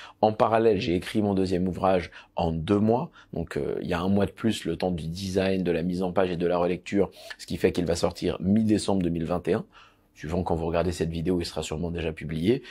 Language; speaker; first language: French; native; French